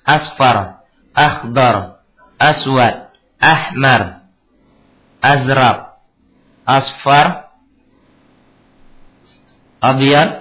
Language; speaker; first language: Arabic; non-native, fluent; Indonesian